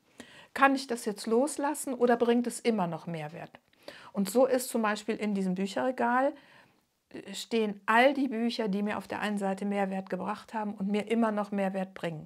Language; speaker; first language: German; native; German